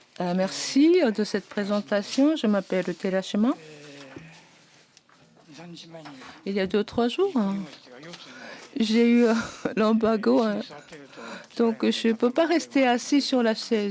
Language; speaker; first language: French; non-native, fluent; Japanese